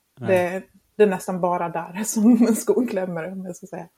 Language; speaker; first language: Swedish; non-native, fluent; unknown